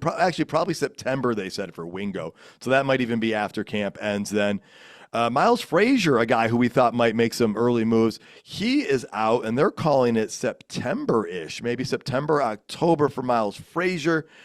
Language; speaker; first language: English; native; English